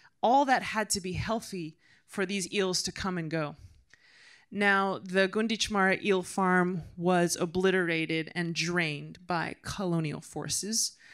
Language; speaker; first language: English; native; English